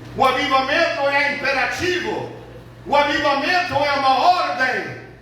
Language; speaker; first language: Portuguese; early bilingual, other home language; English